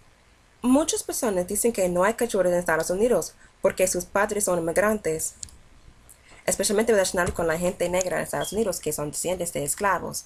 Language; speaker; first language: Spanish; non-native, learner; English